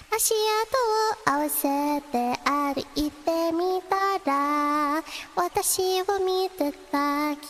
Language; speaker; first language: Japanese; non-native, learner; English